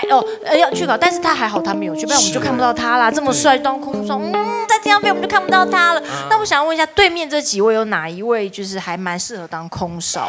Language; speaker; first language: Chinese; native; Chinese